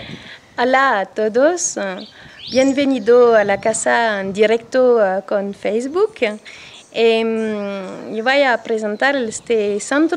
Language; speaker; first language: Spanish; non-native, learner; French